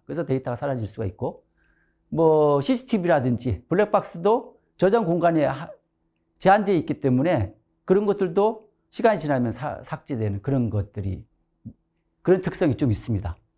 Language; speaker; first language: Korean; native; Korean